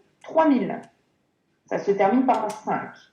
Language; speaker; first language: French; native; French